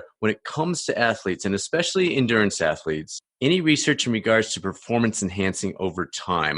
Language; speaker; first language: English; native; English